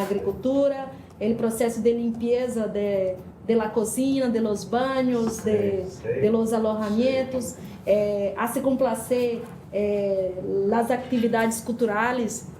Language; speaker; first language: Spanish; non-native, learner; Portuguese